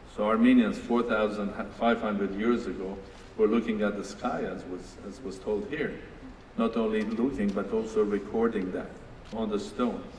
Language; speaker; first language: English; non-native, fluent; Armenian